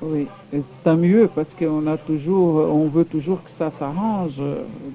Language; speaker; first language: French; non-native, fluent; Portuguese